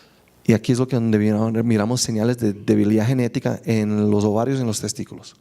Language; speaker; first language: Spanish; native; Spanish